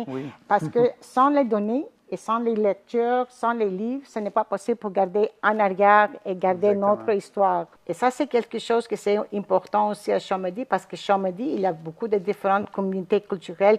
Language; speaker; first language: French; non-native, fluent; Greek